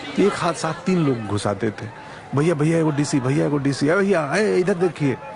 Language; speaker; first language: Hindi; non-native, local second language; Bhojpuri